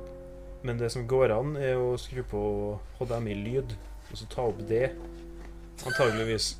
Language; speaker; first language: Norwegian; native; Norwegian